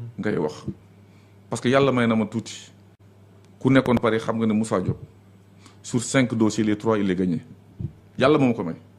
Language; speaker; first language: Wolof; native; Wolof